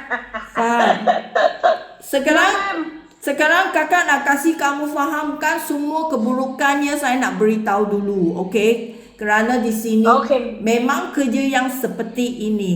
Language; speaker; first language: Indonesian; non-native, learner; Filipino